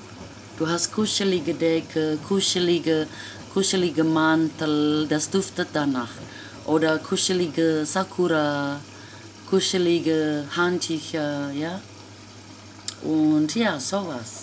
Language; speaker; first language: German; non-native, fluent; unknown